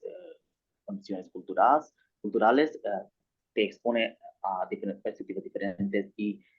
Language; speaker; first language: Spanish; non-native, learner; Bangla